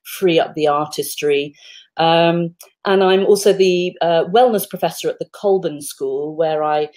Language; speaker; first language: English; native; English